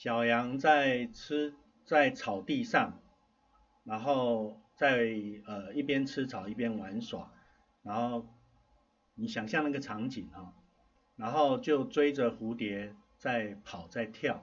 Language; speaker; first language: Chinese; native; Chinese